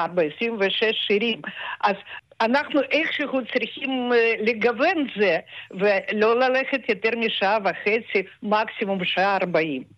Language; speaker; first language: Hebrew; non-native, fluent; Russian